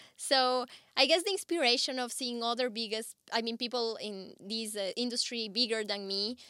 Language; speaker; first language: English; non-native, fluent; Spanish